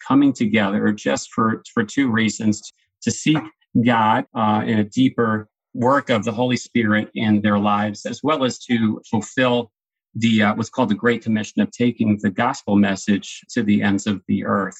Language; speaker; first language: English; native; English